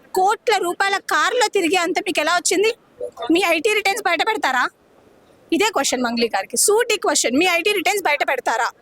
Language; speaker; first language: Telugu; non-native, local second language; Lambadi